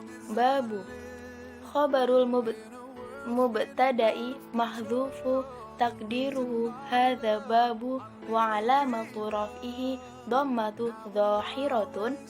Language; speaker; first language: Arabic; non-native, learner; Indonesian